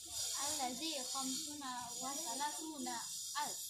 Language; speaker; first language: Arabic; non-native, learner; Indonesian